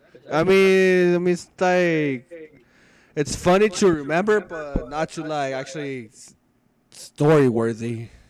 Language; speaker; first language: English; early bilingual, other home language; Spanish